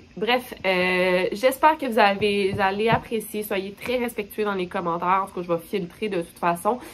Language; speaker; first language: French; native; French